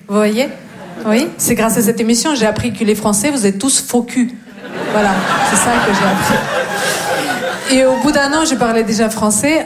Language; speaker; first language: French; non-native, fluent; Russian